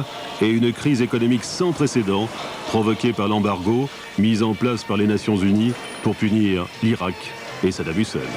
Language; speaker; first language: French; native; French